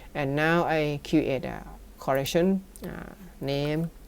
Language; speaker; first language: English; non-native, learner; Thai